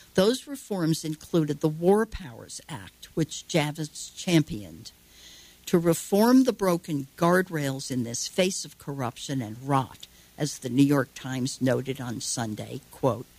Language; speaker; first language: English; native; English